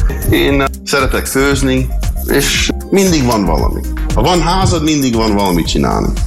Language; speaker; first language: Hungarian; early bilingual, heritage; Hungarian